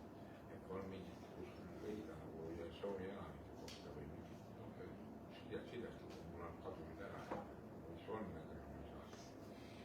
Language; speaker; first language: Estonian; non-native, learner; Ukrainian